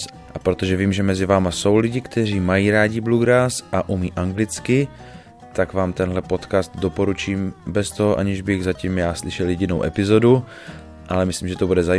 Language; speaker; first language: Czech; native; Czech